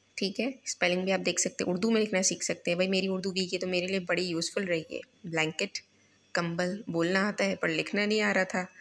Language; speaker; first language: Urdu; native; Urdu